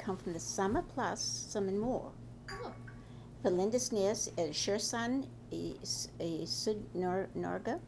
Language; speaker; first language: Norwegian; early bilingual, heritage; Norwegian